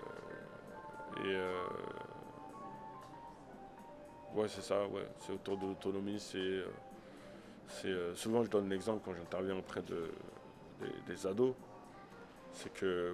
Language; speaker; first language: French; native; French